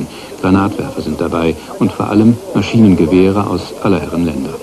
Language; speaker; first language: German; native; German